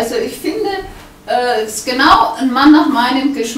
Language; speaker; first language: German; native; German